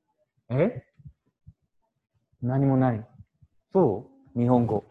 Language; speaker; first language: Japanese; native; Japanese